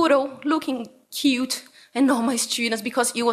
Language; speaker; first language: English; non-native, fluent; Portuguese